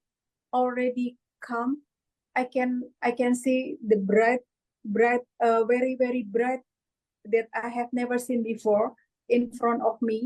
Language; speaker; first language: English; non-native, learner; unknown